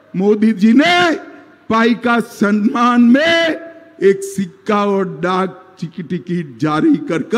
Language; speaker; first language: Hindi; non-native, local second language; Gujarati